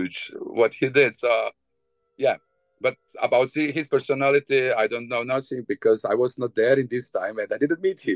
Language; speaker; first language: English; non-native, fluent; Bosnian